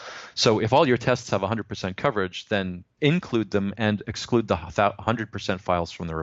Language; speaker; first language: English; native; English